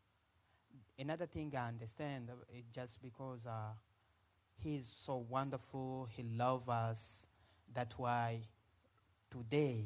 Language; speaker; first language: English; non-native, fluent; Swahili